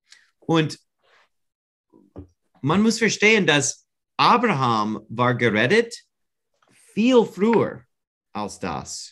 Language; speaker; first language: German; non-native, learner; English